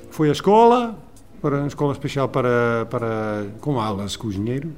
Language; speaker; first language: Portuguese; non-native, learner; Dutch